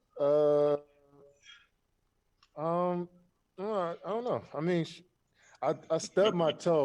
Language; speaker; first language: English; native; English